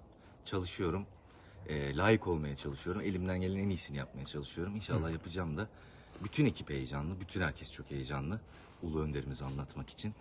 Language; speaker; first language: Turkish; native; Turkish